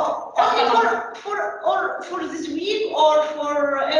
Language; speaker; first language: English; non-native, learner; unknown